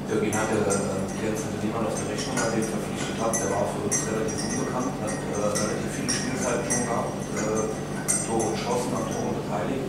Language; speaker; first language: German; native; German